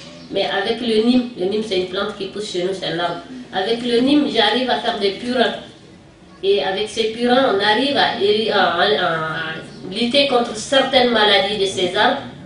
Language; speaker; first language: French; non-native, local second language; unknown